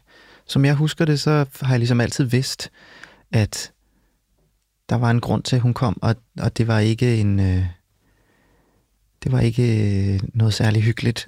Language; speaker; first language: Danish; early bilingual, other home language; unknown